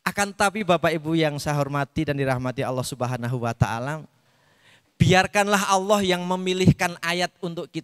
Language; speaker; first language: Indonesian; native; Indonesian